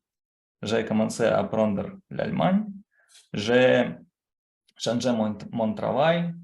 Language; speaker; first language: French; non-native, fluent; Russian